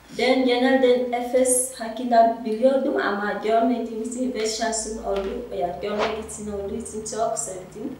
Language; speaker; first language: Turkish; non-native, learner; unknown